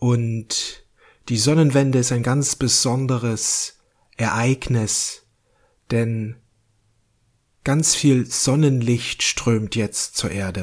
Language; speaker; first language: German; native; German